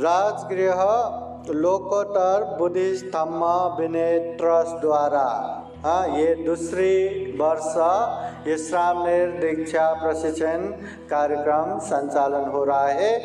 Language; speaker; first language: Hindi; non-native, local second language; Marathi